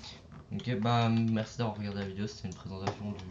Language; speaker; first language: French; native; French